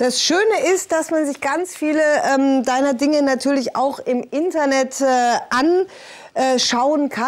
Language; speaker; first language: German; native; German